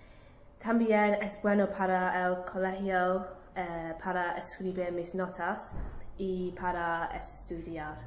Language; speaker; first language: Spanish; non-native, learner; English